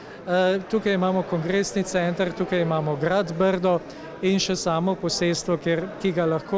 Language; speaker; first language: Slovenian; native; Slovenian